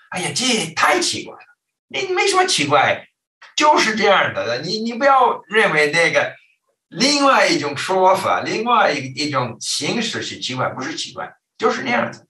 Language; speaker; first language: Chinese; non-native, fluent; English